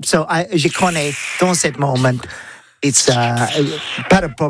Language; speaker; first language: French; non-native, learner; English